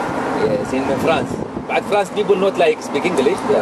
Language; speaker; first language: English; non-native, learner; Arabic